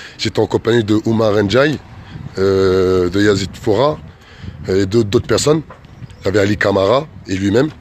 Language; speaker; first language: French; early bilingual, other home language; Soninke